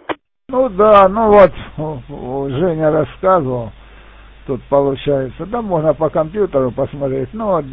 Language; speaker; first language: Russian; native; Russian